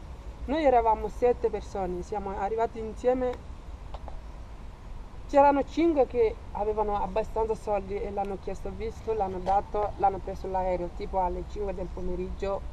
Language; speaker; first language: Italian; non-native, fluent; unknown